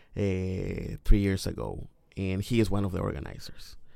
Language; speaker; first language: English; non-native, fluent; Spanish